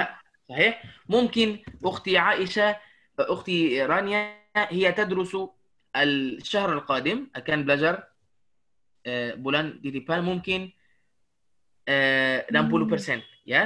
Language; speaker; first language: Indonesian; non-native, learner; Arabic